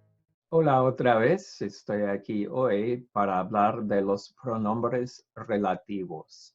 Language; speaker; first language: Spanish; non-native, fluent; English